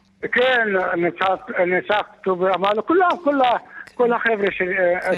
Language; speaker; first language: Hebrew; non-native, local second language; Arabic